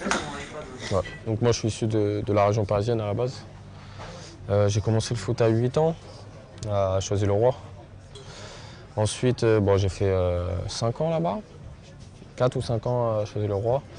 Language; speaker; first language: French; native; French